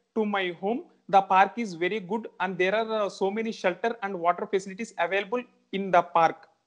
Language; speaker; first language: English; non-native, local second language; Telugu